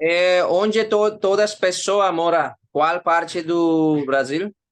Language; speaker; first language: Portuguese; non-native, learner; Hindi